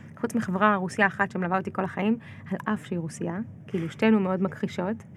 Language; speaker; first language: Hebrew; early bilingual, other home language; Russian